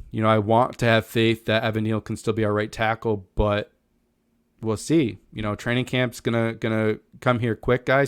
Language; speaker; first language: English; native; English